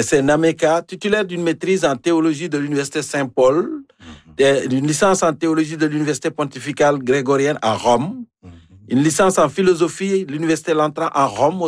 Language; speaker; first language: French; native; French